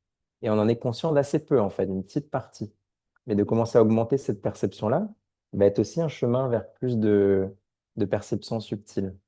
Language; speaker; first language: French; native; French